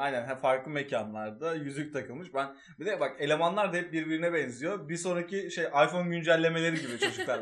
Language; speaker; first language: Turkish; native; Turkish